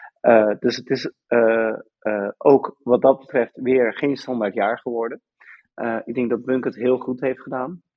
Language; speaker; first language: Dutch; early bilingual, other home language; Persian